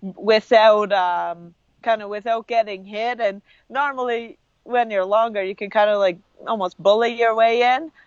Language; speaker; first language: English; early bilingual, other home language; Lithuanian